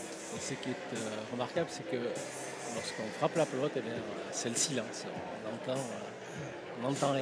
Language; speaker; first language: French; native; French